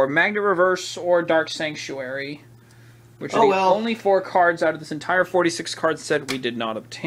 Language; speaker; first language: English; native; English